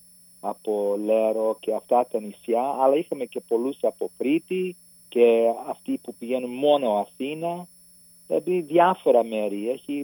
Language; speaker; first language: Greek; early bilingual, heritage; Greek